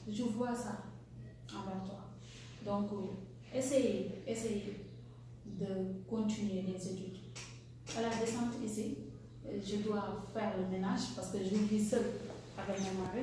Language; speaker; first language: French; non-native, local second language; Wolof